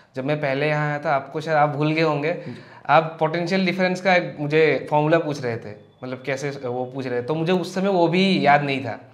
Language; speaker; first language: Hindi; non-native, local second language; Assamese